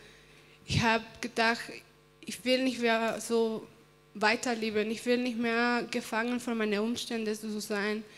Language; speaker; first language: German; non-native, fluent; Spanish